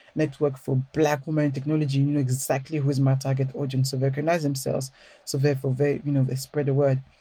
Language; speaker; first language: English; non-native, fluent; French